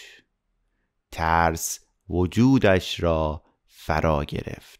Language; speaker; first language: Persian; native; Persian